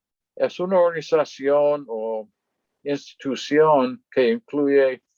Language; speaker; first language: Spanish; non-native, fluent; English